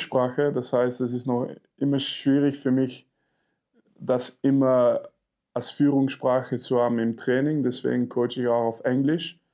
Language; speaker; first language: German; non-native, fluent; French